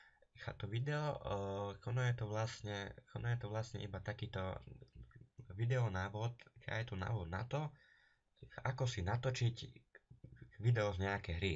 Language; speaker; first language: Slovak; native; Slovak